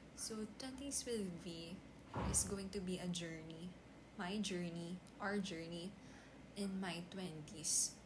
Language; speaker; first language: English; non-native, local second language; Filipino